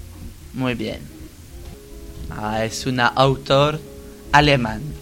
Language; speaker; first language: Spanish; non-native, learner; French